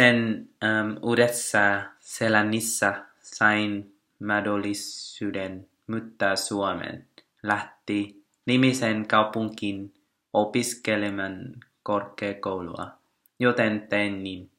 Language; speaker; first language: Finnish; non-native, learner; Vietnamese